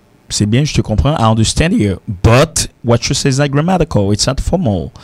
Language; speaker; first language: English; non-native, fluent; Haitian Creole